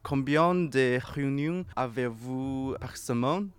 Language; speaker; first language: French; non-native, learner; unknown